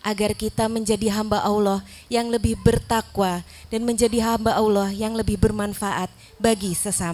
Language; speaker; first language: Indonesian; native; Indonesian